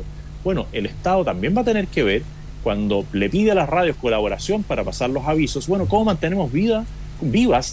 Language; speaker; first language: Spanish; native; Spanish